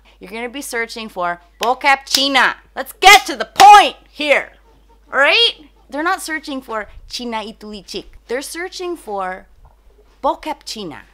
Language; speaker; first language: English; native; English